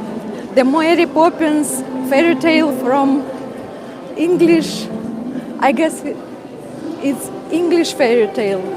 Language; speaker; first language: English; non-native, fluent; Russian